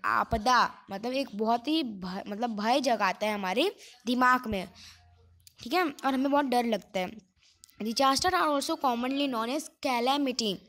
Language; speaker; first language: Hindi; non-native, local second language; Gujarati